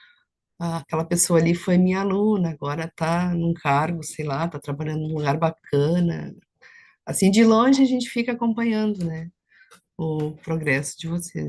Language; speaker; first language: Portuguese; native; Portuguese